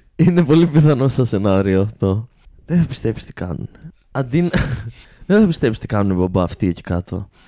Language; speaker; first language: Greek; native; Greek